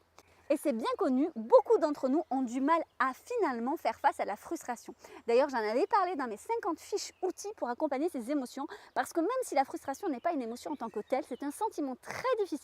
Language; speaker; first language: French; native; French